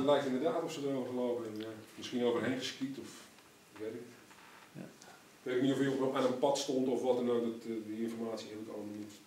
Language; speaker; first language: Dutch; native; Dutch